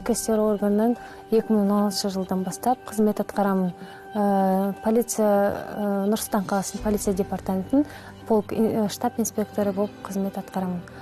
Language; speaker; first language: Kazakh; non-native, local second language; Russian